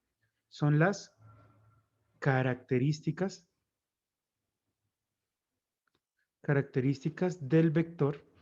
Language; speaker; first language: Spanish; native; Spanish